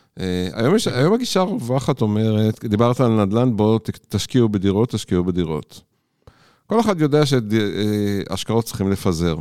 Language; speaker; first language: Hebrew; native; Hebrew